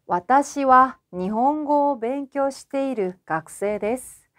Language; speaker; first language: Japanese; non-native, fluent; Korean